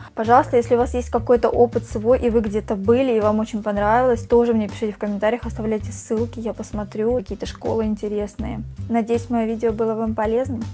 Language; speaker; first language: Russian; native; Russian